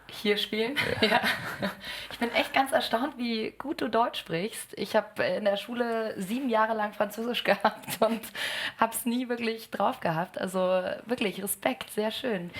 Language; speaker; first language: German; native; German